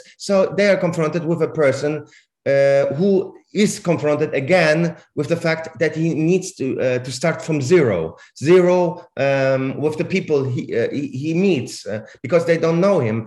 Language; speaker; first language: English; non-native, fluent; Swiss German